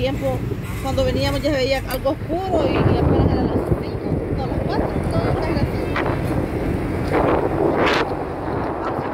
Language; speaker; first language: Spanish; native; Spanish